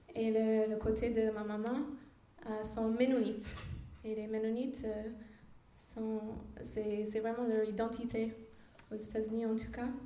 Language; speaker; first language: French; non-native, fluent; English